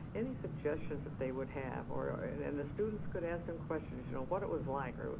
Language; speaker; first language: English; native; English